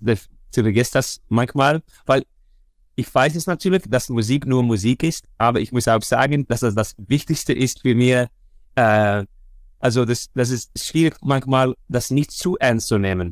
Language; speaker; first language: German; non-native, fluent; Dutch